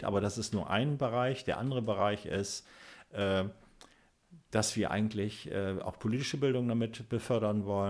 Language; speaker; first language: German; native; German